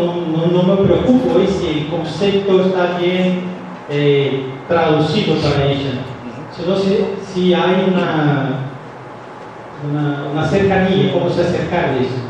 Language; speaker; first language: Spanish; non-native, fluent; Portuguese